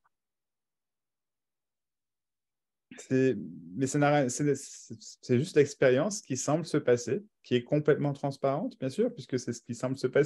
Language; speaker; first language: French; native; French